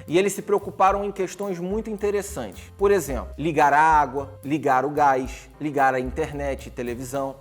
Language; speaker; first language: Portuguese; native; Portuguese